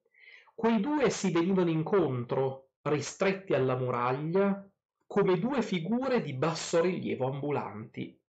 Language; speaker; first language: Italian; native; Italian